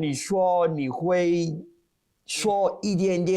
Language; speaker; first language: Chinese; non-native, learner; Portuguese